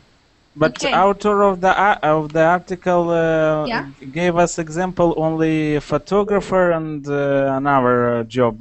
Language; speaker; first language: English; non-native, learner; Russian